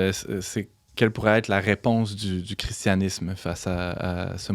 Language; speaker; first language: French; native; French